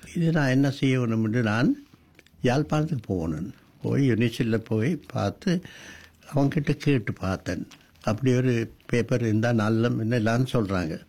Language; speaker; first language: Tamil; non-native, local second language; Sinhala